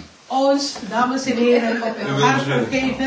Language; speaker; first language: Dutch; non-native, learner; Indonesian